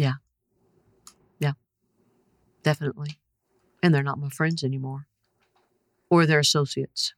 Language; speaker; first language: English; native; English